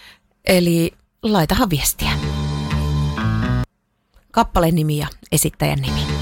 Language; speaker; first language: Finnish; native; Finnish